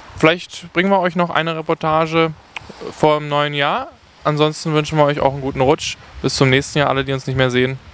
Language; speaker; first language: German; native; German